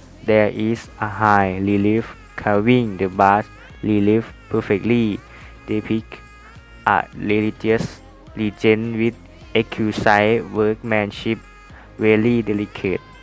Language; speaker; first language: English; non-native, learner; Thai